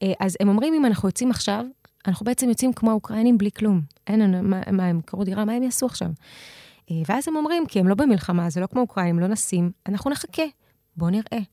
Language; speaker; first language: Hebrew; early bilingual, other home language; Russian